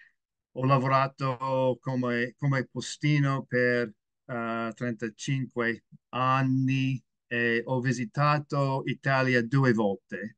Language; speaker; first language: Italian; non-native, learner; English